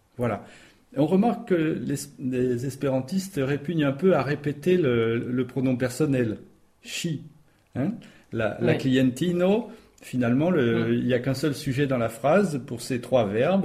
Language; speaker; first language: French; native; French